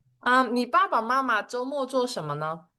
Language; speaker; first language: Chinese; non-native, fluent; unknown